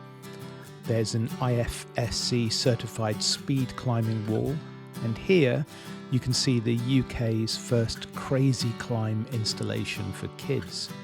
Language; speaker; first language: English; native; English